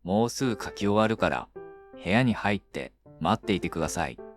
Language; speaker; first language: Japanese; native; Japanese